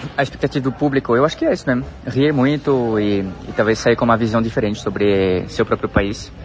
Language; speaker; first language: Portuguese; non-native, fluent; French